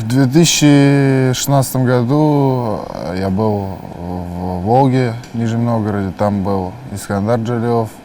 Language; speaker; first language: Russian; non-native, local second language; Tajik